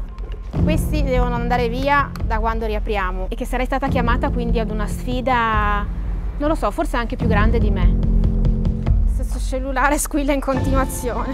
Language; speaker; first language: Italian; native; Italian